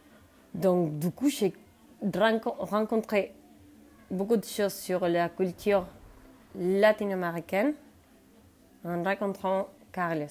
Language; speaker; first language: French; non-native, fluent; Spanish